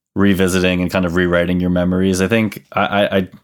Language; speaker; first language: English; native; English